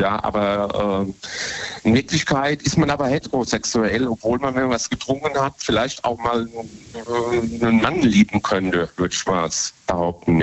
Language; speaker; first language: German; native; German